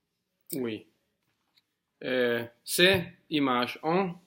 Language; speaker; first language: French; non-native, learner; Danish